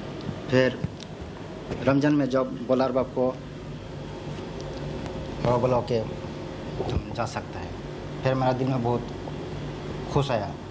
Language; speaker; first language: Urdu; non-native, learner; Bangla